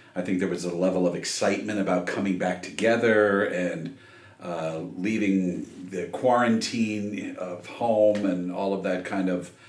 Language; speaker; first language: English; native; English